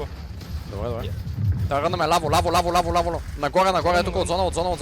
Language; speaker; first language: Bulgarian; native; Bulgarian